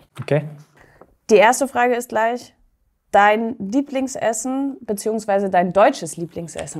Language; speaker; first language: German; native; German